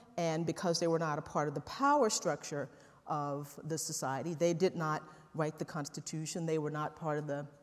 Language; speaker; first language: English; native; English